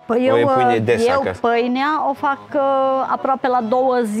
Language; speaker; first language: Romanian; non-native, local second language; Czech